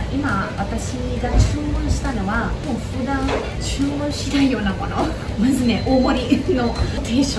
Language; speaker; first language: Japanese; non-native, fluent; Italian